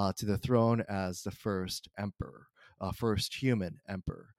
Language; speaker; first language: English; early bilingual, other home language; Japanese